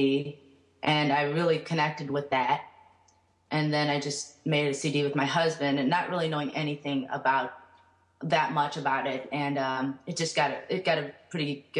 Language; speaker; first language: English; native; English